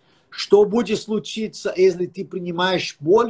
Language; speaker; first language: Russian; non-native, fluent; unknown